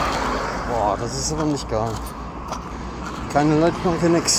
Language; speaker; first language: German; native; German